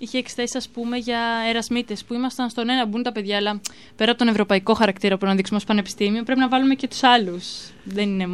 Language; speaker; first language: Greek; native; Greek